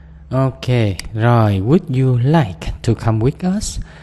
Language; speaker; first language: English; non-native, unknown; Vietnamese